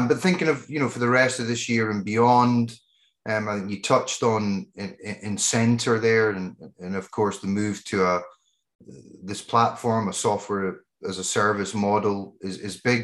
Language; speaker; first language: English; native; English